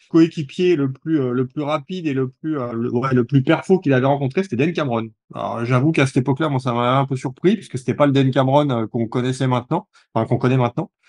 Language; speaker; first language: French; native; French